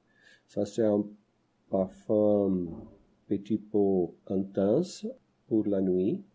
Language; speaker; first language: French; non-native, learner; Portuguese